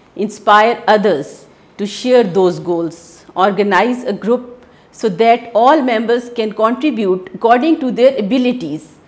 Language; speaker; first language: English; non-native, local second language; Hindi